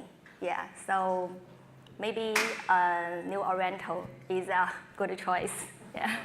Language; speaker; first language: English; non-native, fluent; Chinese